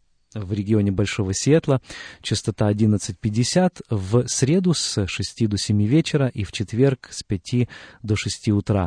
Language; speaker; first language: Russian; native; Russian